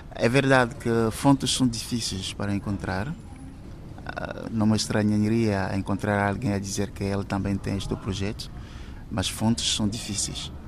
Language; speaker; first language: Portuguese; non-native, fluent; Ewe